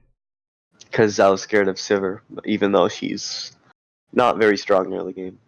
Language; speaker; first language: English; native; English